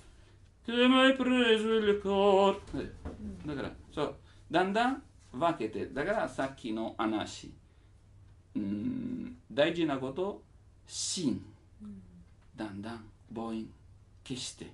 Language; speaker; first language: Japanese; non-native, learner; Italian